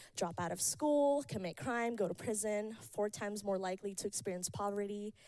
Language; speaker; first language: English; early bilingual, other home language; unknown